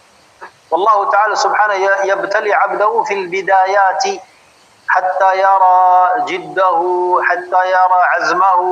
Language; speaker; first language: Arabic; non-native, fluent; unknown